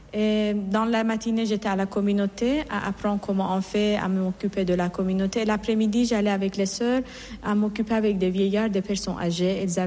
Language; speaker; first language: French; non-native, fluent; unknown